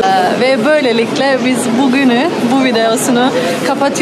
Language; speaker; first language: Turkish; non-native, fluent; Slovenian